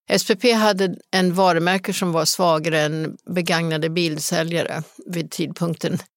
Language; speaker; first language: Swedish; non-native, fluent; English